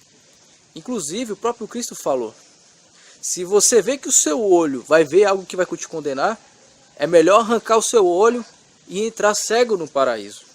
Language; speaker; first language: Portuguese; native; Portuguese